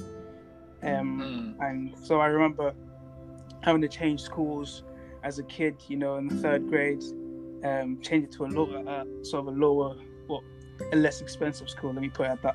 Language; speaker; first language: English; non-native, local second language; Tswana